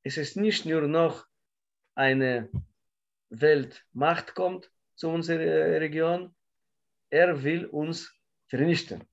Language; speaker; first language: German; non-native, learner; Russian